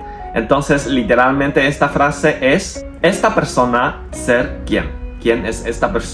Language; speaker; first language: Spanish; non-native, fluent; Chinese